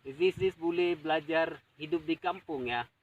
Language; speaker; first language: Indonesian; non-native, learner; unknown